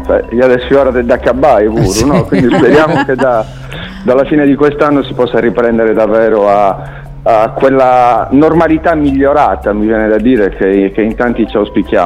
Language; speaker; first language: Italian; native; Italian